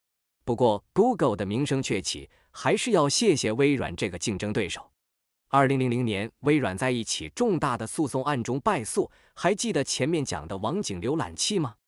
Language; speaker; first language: Chinese; native; Chinese